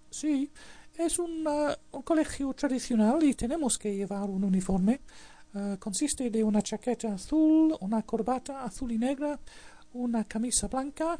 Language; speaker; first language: Spanish; non-native, fluent; English